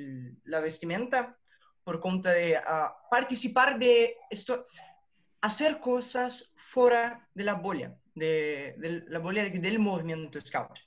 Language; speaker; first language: Spanish; non-native, learner; Portuguese